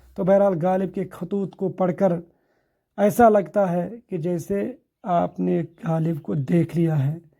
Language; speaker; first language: Urdu; non-native, local second language; Kashmiri